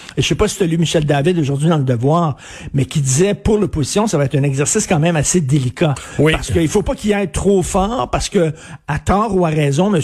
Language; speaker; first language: French; native; French